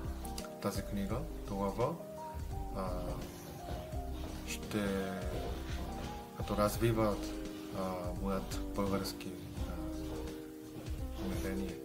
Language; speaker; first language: Bulgarian; non-native, learner; Korean